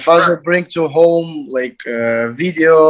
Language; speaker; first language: English; non-native, learner; Azerbaijani